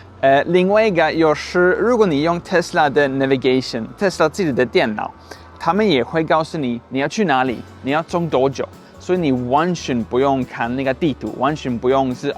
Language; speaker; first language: Chinese; non-native, fluent; Swedish